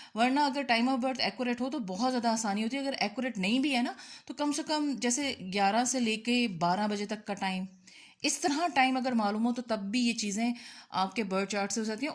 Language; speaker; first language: Urdu; native; Urdu